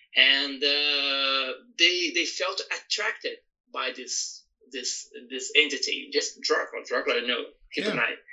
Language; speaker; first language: English; non-native, learner; Portuguese